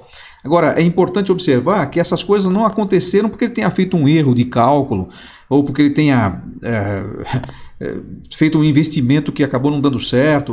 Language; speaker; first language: Portuguese; native; Portuguese